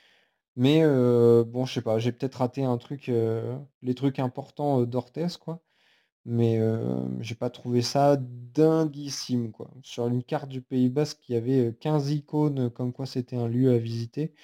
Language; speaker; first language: French; native; French